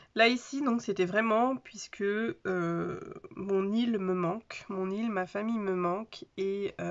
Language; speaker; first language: French; native; French